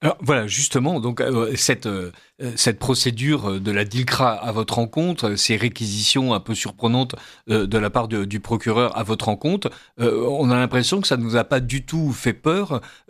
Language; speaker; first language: French; native; French